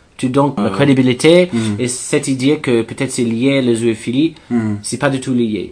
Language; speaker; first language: French; non-native, fluent; English